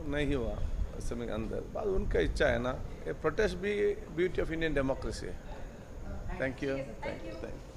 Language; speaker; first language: Hindi; non-native, local second language; Kannada